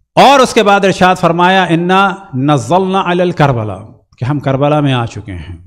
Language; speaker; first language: Urdu; native; Urdu